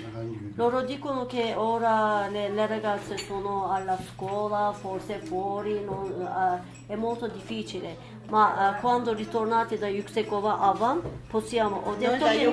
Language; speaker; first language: Italian; non-native, learner; Turkish